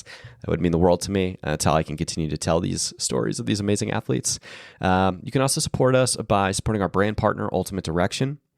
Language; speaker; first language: English; native; English